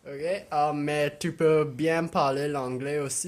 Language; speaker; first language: French; non-native, local second language; English